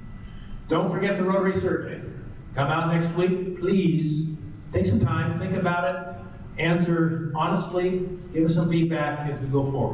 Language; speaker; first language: English; native; English